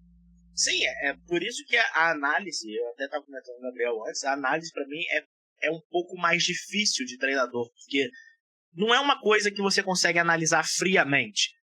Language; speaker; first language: Portuguese; native; Portuguese